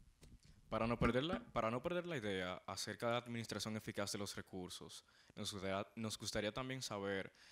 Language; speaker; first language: Spanish; native; Spanish